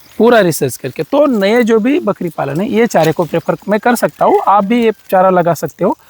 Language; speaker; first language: Hindi; non-native, local second language; Marathi